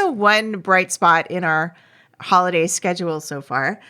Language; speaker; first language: English; native; English